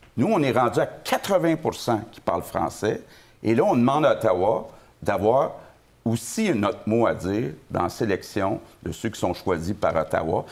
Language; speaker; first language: French; native; French